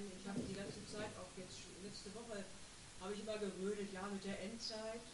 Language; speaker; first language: German; native; German